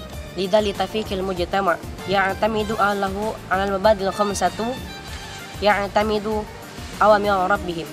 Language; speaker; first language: Arabic; non-native, learner; Indonesian